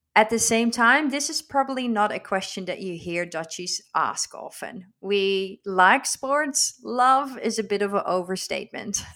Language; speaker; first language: English; non-native, fluent; Dutch